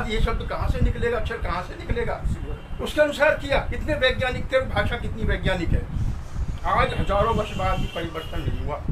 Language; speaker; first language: Hindi; native; Hindi